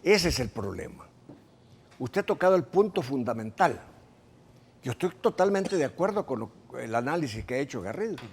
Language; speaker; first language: Spanish; native; Spanish